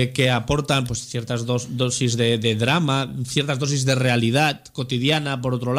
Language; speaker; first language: Spanish; native; Spanish